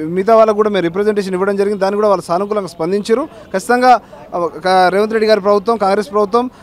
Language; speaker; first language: Telugu; non-native, local second language; Lambadi